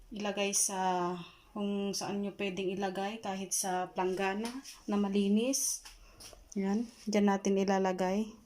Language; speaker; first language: Filipino; non-native, local second language; Iloko